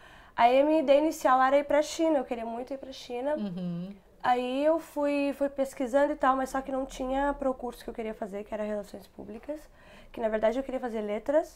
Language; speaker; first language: Portuguese; non-native, local second language; Kabuverdianu